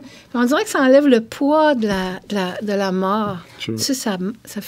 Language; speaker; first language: French; native; French